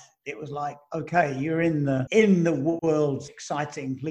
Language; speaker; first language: English; native; English